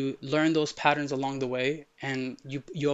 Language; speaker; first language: English; early bilingual, other home language; Arabic